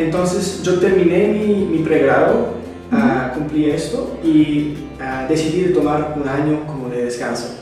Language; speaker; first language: Spanish; non-native, fluent; English